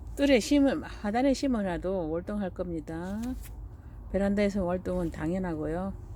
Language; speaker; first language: Korean; native; Korean